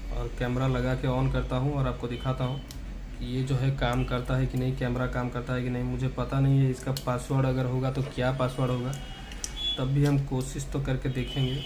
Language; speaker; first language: Hindi; non-native, local second language; Odia